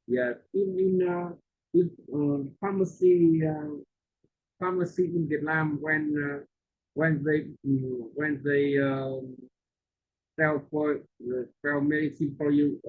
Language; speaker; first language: English; non-native, learner; Vietnamese